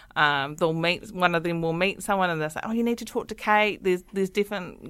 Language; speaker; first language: English; native; English